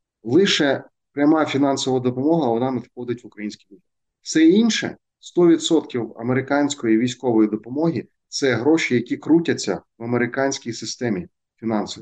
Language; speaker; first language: Ukrainian; native; Ukrainian